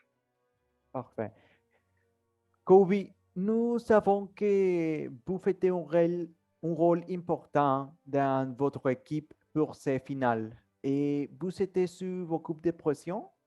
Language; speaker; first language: French; non-native, learner; Spanish